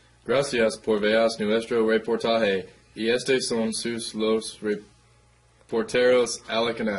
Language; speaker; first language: Spanish; non-native, learner; English